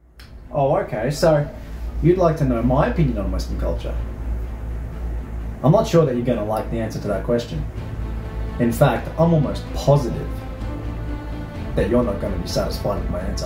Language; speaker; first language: English; native; English